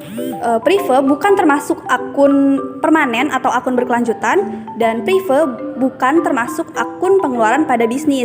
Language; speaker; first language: Indonesian; native; Indonesian